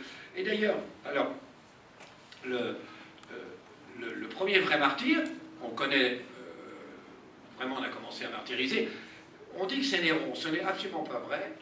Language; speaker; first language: French; native; French